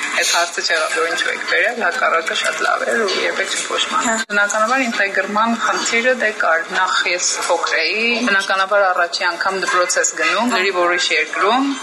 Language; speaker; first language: Armenian; early bilingual, other home language; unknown